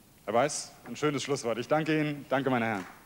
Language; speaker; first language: German; native; German